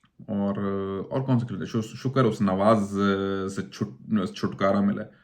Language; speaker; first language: Urdu; native; Urdu